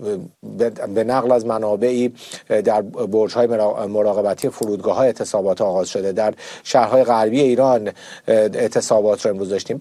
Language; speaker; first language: Persian; native; Persian